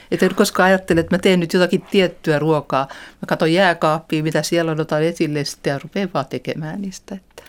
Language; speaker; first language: Finnish; native; Finnish